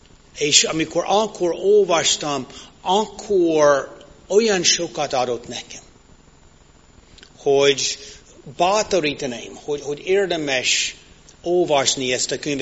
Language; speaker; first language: Hungarian; non-native, fluent; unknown